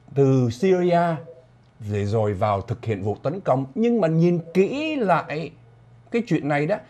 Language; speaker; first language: Vietnamese; native; Vietnamese